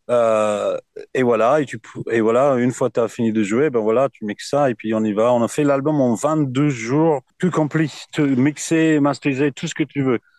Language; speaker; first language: French; non-native, fluent; English